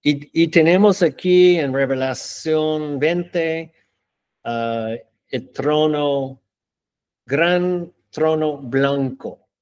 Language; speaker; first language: Spanish; non-native, learner; English